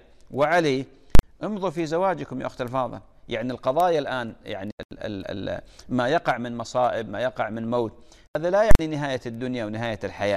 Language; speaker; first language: Arabic; native; Arabic